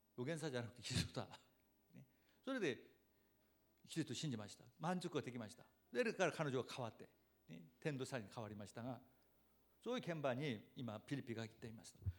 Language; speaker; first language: Japanese; non-native, fluent; Korean